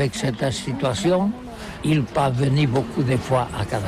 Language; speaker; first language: French; non-native, learner; Catalan